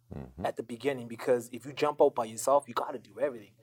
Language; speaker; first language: English; non-native, local second language; Shona